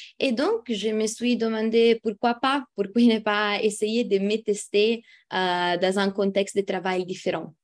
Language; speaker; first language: French; non-native, fluent; Italian